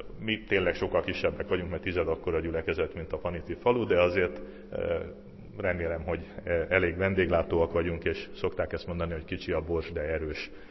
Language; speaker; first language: Hungarian; native; Hungarian